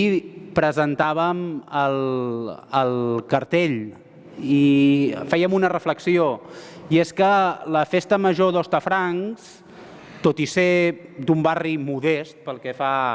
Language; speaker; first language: Catalan; native; Catalan